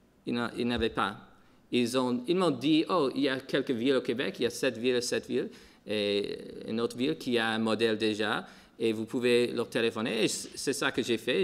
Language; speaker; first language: French; non-native, local second language; English